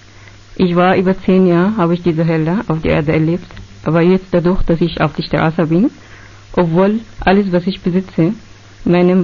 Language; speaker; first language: German; non-native, learner; Arabic